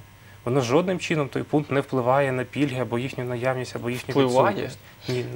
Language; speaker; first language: Ukrainian; native; Ukrainian